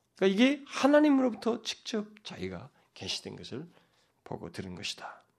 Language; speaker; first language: Korean; native; Korean